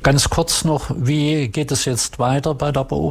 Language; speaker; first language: German; native; German